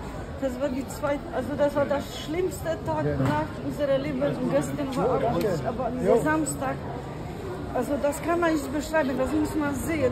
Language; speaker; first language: German; non-native, learner; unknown